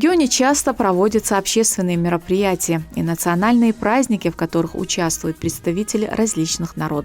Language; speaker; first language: Russian; native; Russian